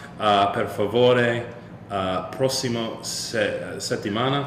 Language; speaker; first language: Italian; non-native, learner; English